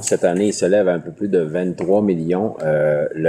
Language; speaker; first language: French; native; French